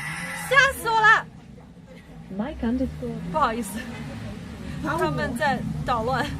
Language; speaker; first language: Chinese; early bilingual, heritage; English